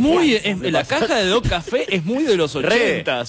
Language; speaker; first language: Spanish; native; Spanish